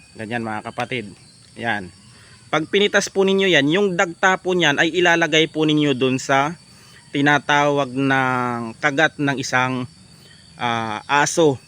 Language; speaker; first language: Filipino; non-native, local second language; Kinaray-a